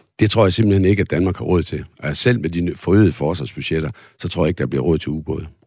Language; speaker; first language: Danish; native; Danish